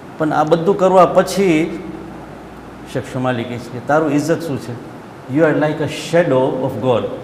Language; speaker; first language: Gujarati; early bilingual, heritage; Gujarati